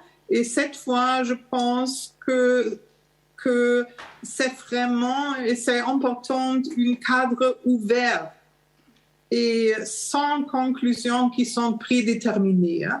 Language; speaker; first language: French; non-native, fluent; German